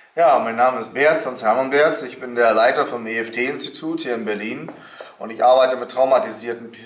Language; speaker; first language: German; native; German